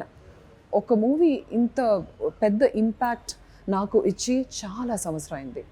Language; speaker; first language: Telugu; non-native, fluent; Malayalam